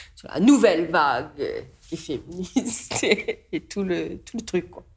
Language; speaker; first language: French; non-native, local second language; Morisyen